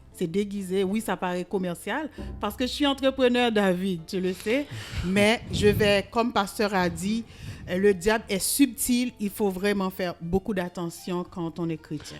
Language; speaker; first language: French; non-native, local second language; Haitian Creole